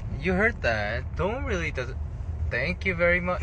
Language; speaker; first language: English; early bilingual, heritage; Korean